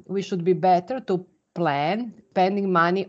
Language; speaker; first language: English; non-native, fluent; Serbian